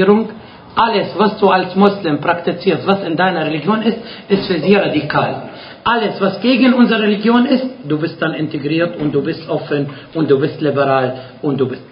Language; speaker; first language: German; non-native, fluent; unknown